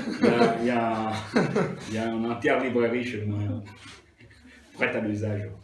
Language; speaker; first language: French; non-native, fluent; Italian